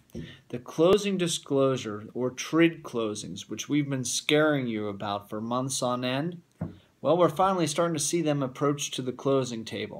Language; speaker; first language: English; native; English